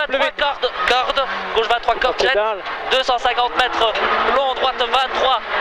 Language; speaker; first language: French; native; French